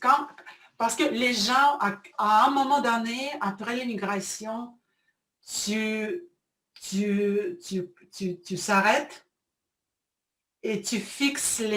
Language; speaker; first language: French; non-native, fluent; Russian